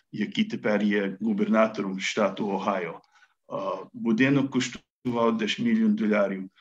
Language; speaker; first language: Ukrainian; early bilingual, heritage; Ukrainian